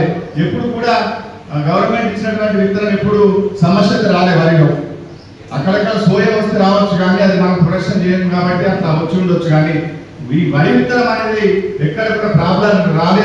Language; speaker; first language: Telugu; native; Telugu